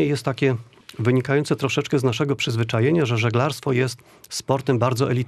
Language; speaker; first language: Polish; native; Polish